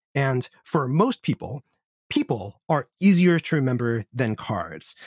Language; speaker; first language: English; native; English